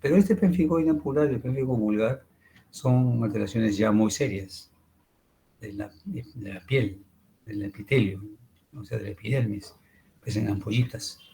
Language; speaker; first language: Spanish; native; Spanish